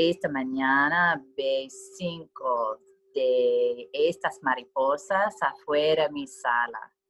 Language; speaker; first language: Spanish; non-native, learner; English